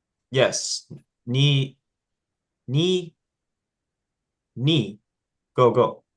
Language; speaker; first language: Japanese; non-native, learner; English